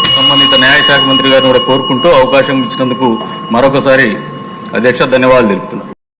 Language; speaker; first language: Telugu; native; Telugu